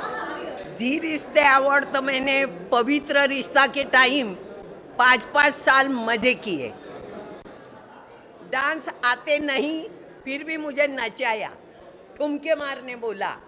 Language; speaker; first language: Hindi; non-native, local second language; Marathi